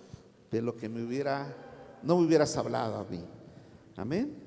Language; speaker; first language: Spanish; native; Spanish